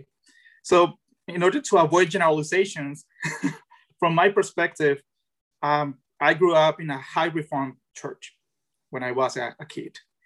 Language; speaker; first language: English; non-native, fluent; Spanish